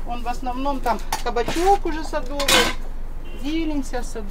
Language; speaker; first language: Russian; native; Russian